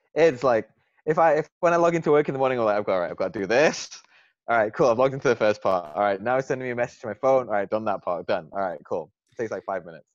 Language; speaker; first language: English; native; English